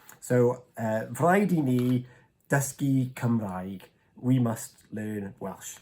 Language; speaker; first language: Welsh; non-native, learner; English